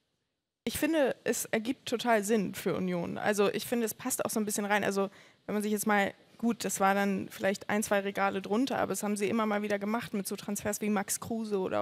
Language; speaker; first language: German; native; German